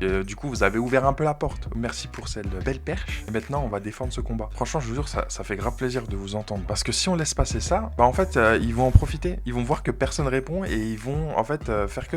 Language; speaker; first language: French; native; French